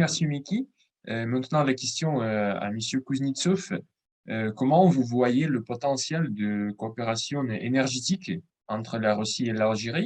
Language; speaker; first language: French; non-native, fluent; Russian